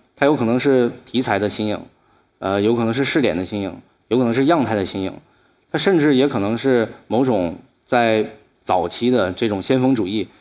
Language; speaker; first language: Chinese; native; Chinese